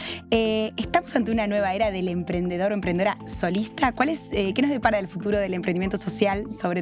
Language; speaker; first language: Spanish; native; Spanish